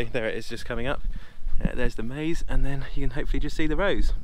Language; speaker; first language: English; native; English